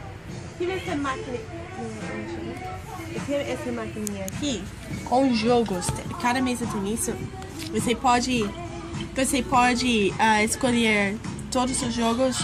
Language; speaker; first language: Portuguese; non-native, fluent; English